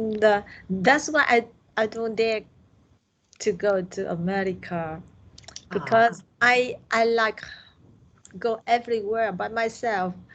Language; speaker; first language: English; non-native, learner; Vietnamese